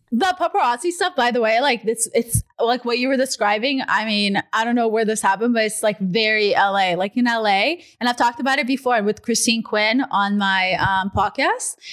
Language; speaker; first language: English; non-native, fluent; Russian